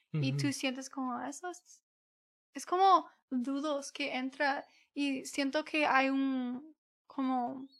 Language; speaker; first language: Spanish; early bilingual, heritage; English